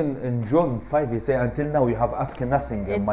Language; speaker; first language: English; non-native, fluent; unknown